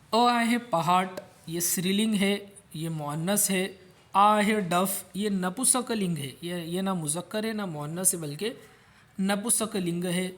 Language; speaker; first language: Urdu; non-native, local second language; Marathi